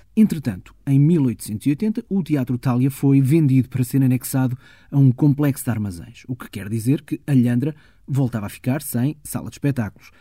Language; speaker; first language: Portuguese; native; Portuguese